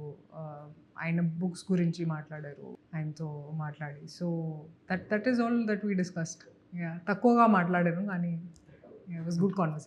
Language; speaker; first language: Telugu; non-native, fluent; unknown